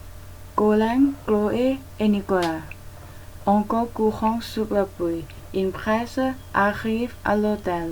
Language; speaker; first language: French; non-native, learner; Thai